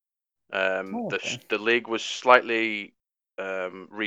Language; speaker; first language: English; native; English